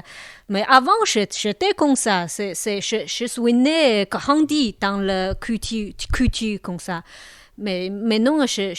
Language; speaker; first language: French; non-native, local second language; Chinese